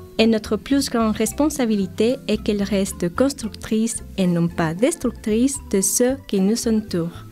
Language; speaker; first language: French; non-native, fluent; Spanish